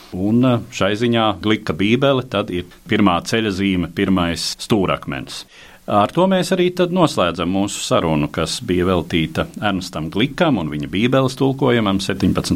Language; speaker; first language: Latvian; native; Latvian